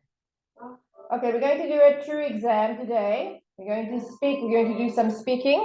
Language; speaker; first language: English; non-native, fluent; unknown